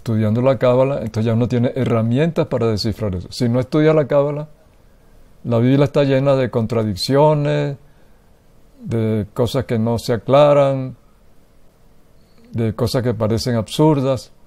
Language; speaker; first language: Spanish; native; Spanish